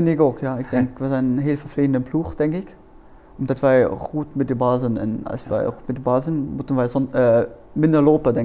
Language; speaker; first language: Dutch; non-native, learner; German